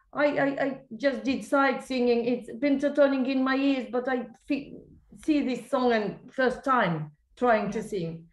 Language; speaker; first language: English; non-native, fluent; Tatar